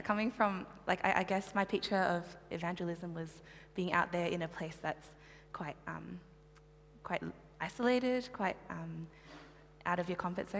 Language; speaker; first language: English; native; English